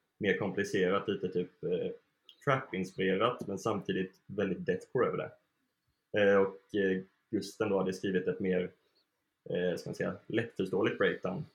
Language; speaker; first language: Swedish; native; Swedish